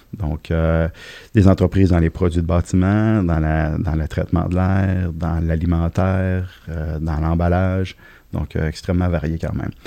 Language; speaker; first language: French; native; French